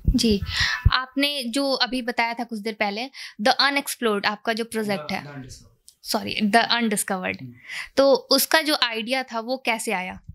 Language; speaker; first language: Hindi; native; Hindi